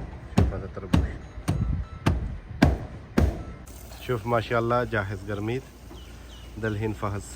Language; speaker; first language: Arabic; non-native, learner; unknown